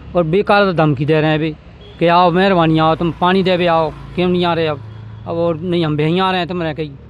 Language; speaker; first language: Hindi; native; Hindi